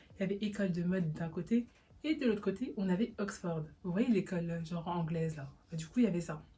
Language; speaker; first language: French; early bilingual, other home language; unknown